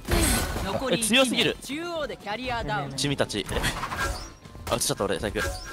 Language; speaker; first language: Japanese; native; Japanese